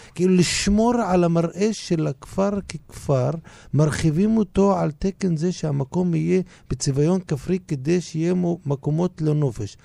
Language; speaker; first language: Hebrew; non-native, local second language; Arabic